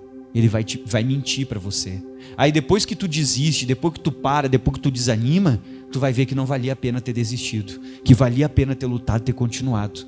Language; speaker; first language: Portuguese; native; Portuguese